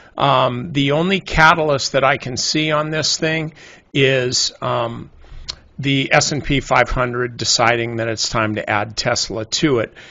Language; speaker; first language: English; native; English